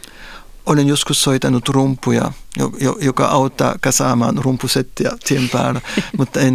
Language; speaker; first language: Finnish; non-native, fluent; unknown